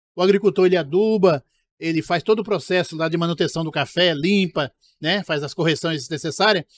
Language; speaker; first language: Portuguese; native; Portuguese